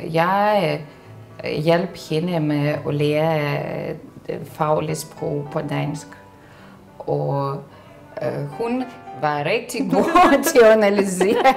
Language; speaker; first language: Danish; non-native, fluent; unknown